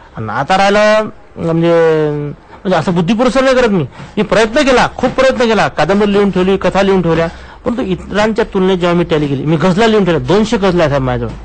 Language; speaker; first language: Marathi; non-native, local second language; Urdu